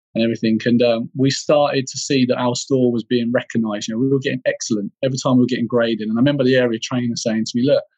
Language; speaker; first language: English; native; English